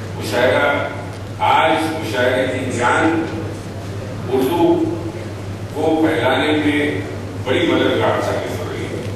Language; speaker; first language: Urdu; native; Urdu